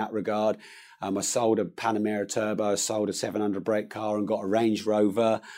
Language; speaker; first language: English; native; English